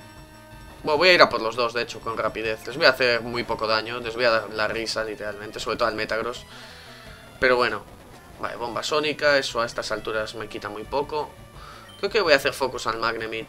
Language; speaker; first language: Spanish; native; Spanish